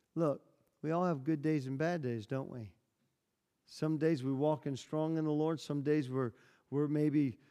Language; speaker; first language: English; native; English